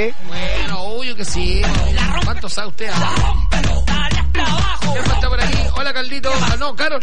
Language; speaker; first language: Spanish; native; Spanish